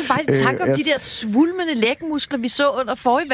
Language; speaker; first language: Danish; native; Danish